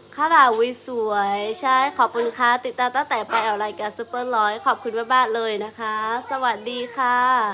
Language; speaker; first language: Thai; non-native, local second language; Lahu